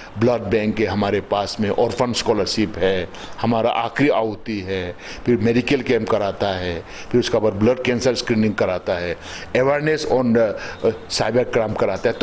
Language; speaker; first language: Hindi; non-native, local second language; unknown